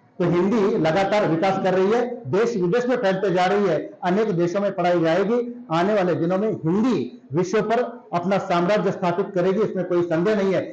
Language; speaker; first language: Hindi; non-native, local second language; Marathi